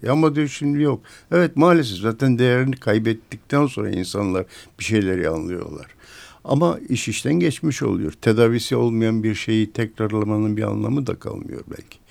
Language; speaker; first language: Turkish; native; Turkish